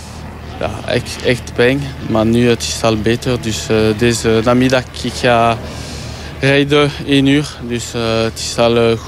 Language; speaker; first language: Dutch; non-native, learner; French